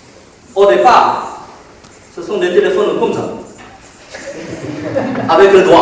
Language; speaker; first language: French; non-native, fluent; Chinese